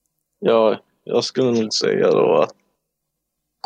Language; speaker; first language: Swedish; non-native, fluent; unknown